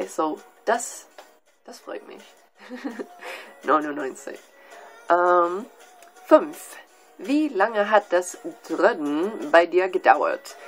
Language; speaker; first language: German; non-native, learner; English